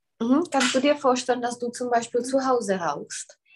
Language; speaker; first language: German; non-native, fluent; Czech